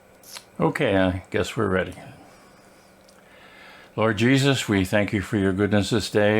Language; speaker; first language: English; native; English